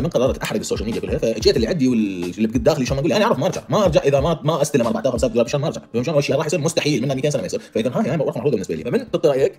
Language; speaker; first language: Arabic; native; Arabic